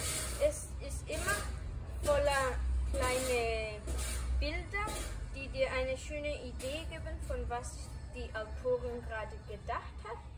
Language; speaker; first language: German; early bilingual, heritage; German